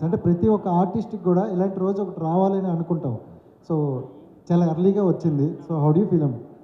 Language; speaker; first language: Telugu; native; Telugu